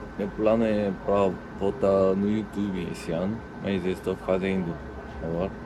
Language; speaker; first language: Portuguese; non-native, learner; Korean